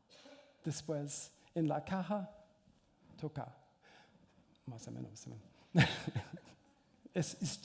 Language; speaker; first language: Spanish; non-native, learner; English